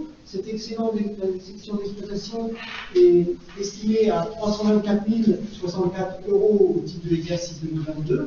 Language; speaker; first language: French; native; French